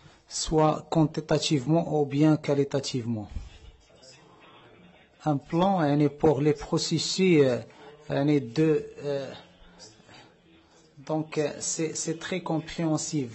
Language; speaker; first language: French; non-native, learner; Arabic